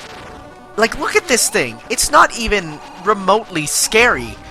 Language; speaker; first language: English; native; English